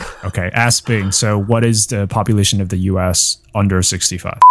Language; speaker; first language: English; non-native, fluent; Chinese